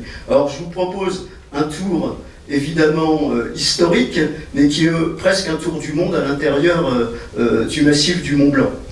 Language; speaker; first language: French; native; French